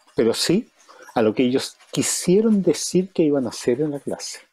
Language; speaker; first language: Spanish; native; Spanish